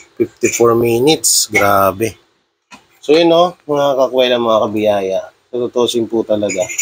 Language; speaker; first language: Filipino; native; Filipino